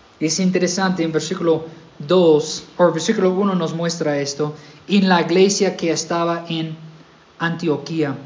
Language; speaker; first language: Spanish; non-native, fluent; English